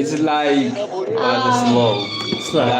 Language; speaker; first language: English; non-native, learner; Spanish